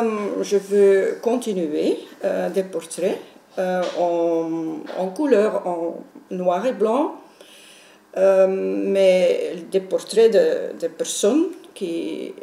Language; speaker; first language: French; non-native, local second language; Dutch